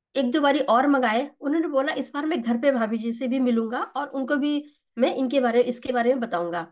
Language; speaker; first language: Hindi; native; Hindi